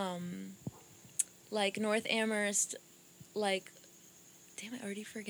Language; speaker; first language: English; early bilingual, other home language; Portuguese